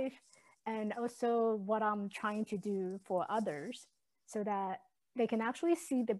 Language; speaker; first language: English; non-native, fluent; Chinese